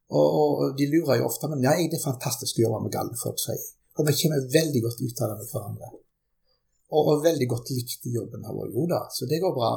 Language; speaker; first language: Norwegian; early bilingual, other home language; German